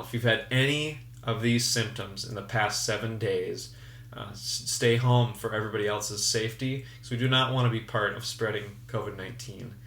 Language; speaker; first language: English; native; English